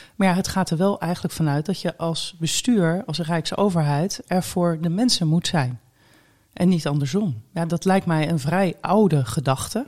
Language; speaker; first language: Dutch; native; Dutch